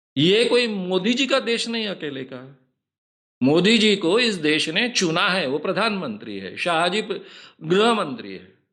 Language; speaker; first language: Hindi; non-native, local second language; Marathi